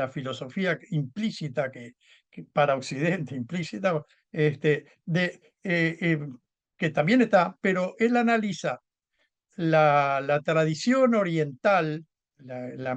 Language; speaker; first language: Spanish; native; Spanish